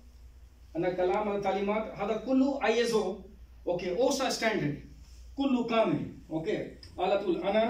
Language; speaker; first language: Arabic; non-native, learner; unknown